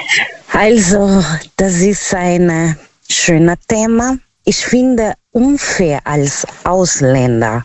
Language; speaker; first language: German; non-native, learner; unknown